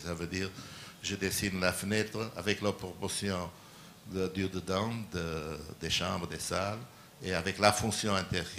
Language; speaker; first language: French; non-native, learner; Portuguese